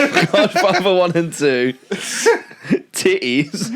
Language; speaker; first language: English; native; English